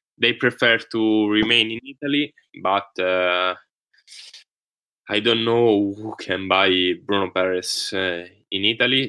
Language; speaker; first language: English; non-native, learner; Italian